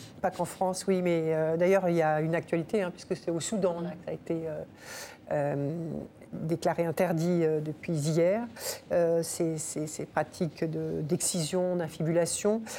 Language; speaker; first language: French; native; French